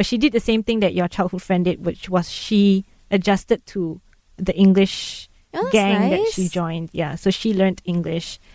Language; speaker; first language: English; native; English